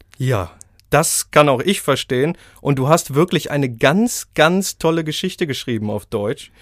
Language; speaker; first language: German; native; German